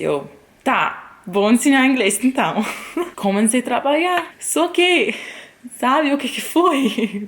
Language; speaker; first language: Portuguese; non-native, fluent; English